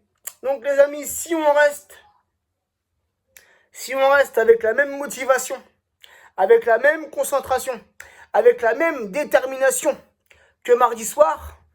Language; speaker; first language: French; native; French